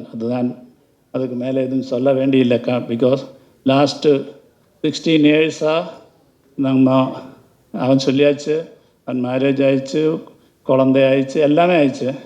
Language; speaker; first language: Tamil; non-native, learner; Malayalam